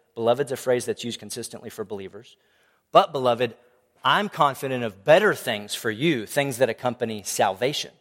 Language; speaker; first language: English; native; English